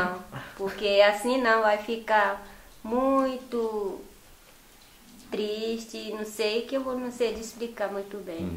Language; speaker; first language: Portuguese; non-native, local second language; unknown